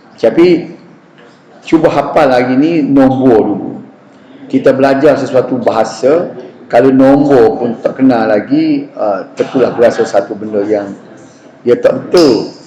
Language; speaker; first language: Malay; native; Malay